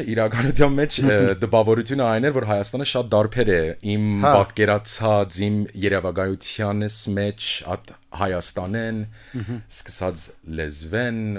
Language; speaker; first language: Armenian; early bilingual, heritage; Armenian